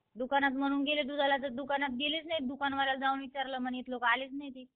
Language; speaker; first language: Marathi; native; Marathi